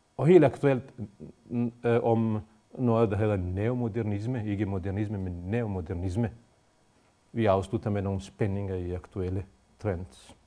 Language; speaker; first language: Danish; non-native, fluent; Bosnian